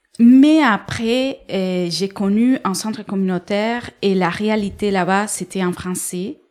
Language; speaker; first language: French; non-native, fluent; Spanish